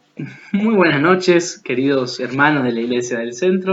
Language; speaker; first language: Spanish; native; Spanish